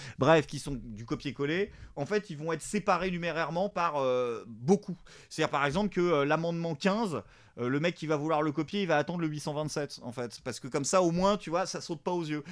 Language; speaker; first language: French; native; French